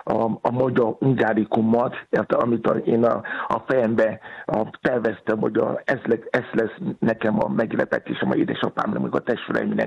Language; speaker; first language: Hungarian; non-native, learner; Yoruba